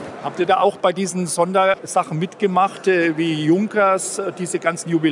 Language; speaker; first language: German; native; German